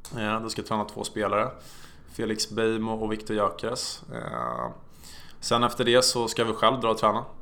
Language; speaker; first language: Swedish; native; Swedish